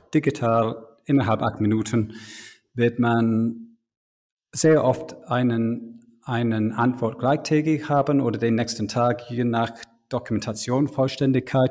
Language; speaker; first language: German; non-native, fluent; English